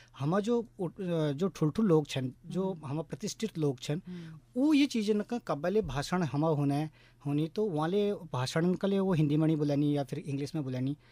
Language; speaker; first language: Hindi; non-native, local second language; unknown